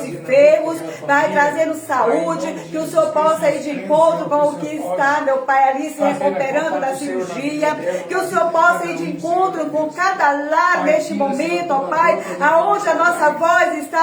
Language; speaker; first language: Portuguese; native; Portuguese